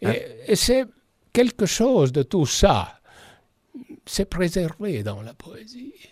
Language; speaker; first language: French; non-native, fluent; Estonian